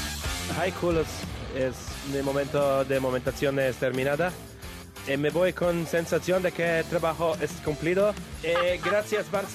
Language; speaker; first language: Spanish; non-native, learner; Polish